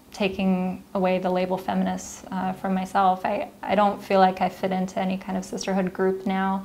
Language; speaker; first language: English; native; English